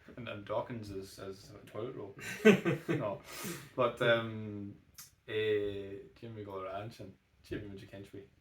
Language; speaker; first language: Irish; native; Irish